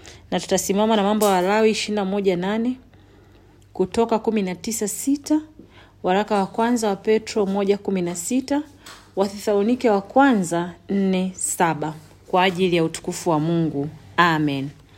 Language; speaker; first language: Swahili; native; Swahili